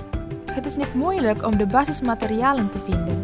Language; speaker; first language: Dutch; non-native, fluent; Indonesian